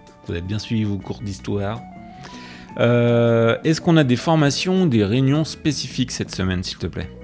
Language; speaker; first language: French; native; French